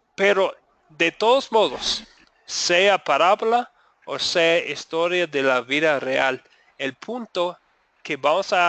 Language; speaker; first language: Spanish; non-native, fluent; English